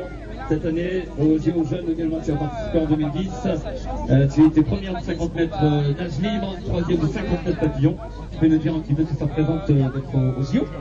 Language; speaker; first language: French; native; French